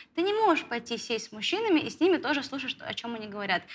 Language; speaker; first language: Russian; native; Russian